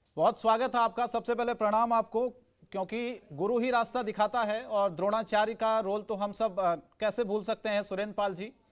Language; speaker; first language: Hindi; native; Hindi